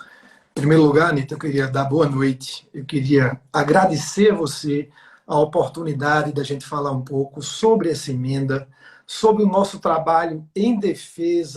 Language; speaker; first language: Portuguese; native; Portuguese